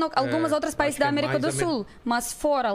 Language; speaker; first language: Portuguese; non-native, learner; Russian